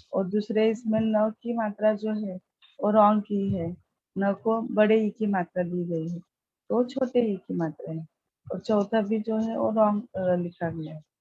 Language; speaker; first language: Hindi; non-native, local second language; Marathi